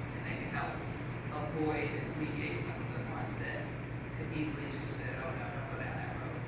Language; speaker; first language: English; native; English